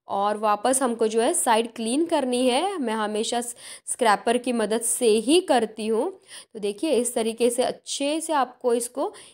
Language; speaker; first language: Hindi; non-native, local second language; Marathi